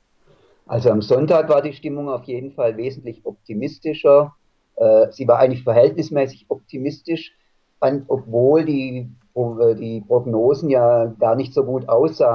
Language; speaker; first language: German; native; German